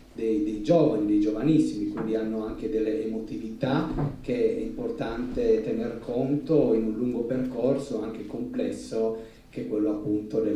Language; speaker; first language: Italian; native; Italian